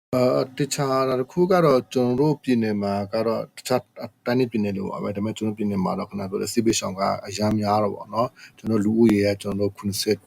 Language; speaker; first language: Burmese; non-native, local second language; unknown